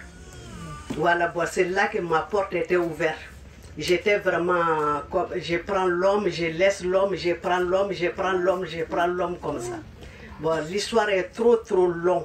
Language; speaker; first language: French; non-native, local second language; Bambara